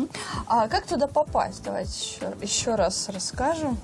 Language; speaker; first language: Russian; native; Russian